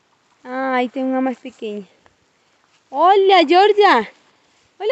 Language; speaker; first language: Spanish; non-native, learner; Portuguese